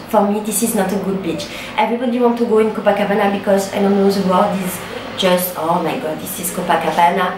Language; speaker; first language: English; non-native, learner; French